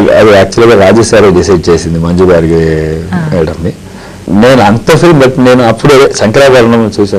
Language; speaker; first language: Telugu; non-native, learner; Tamil